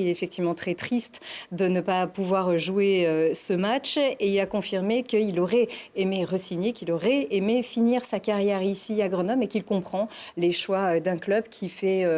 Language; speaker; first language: French; native; French